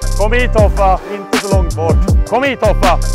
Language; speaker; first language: Swedish; native; Swedish